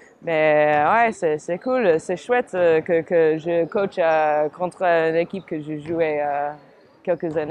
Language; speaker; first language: French; non-native, fluent; English